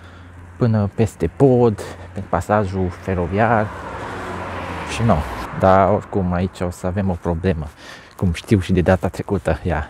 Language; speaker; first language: Romanian; non-native, local second language; Hungarian